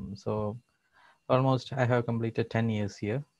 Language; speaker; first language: English; non-native, local second language; Malayalam